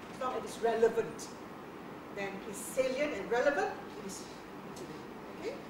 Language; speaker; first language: English; non-native, local second language; Malay